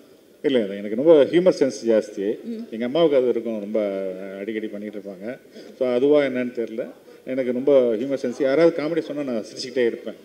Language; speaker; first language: Tamil; native; Tamil